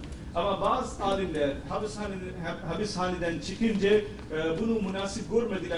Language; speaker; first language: Turkish; non-native, fluent; Urdu